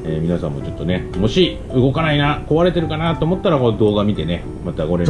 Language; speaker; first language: Japanese; native; Japanese